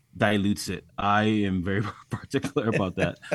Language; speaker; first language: English; early bilingual, other home language; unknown